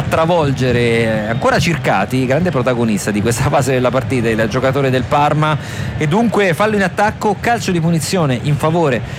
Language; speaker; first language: Italian; native; Italian